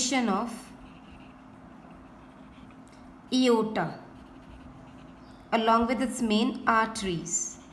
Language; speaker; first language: English; non-native, local second language; Hindi